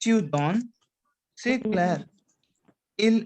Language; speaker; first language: French; non-native, fluent; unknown